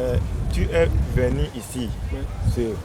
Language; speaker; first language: French; non-native, learner; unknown